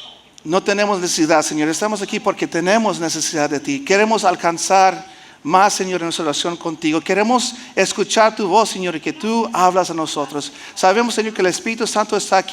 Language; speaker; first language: Spanish; early bilingual, heritage; Spanish